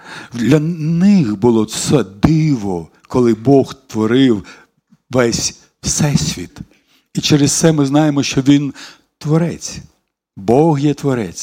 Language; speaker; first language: Ukrainian; non-native, local second language; Russian